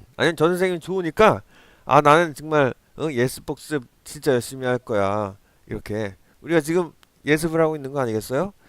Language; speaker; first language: Korean; native; Korean